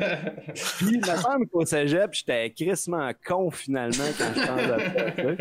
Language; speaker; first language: French; native; French